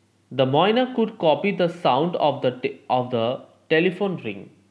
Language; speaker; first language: English; non-native, local second language; Bangla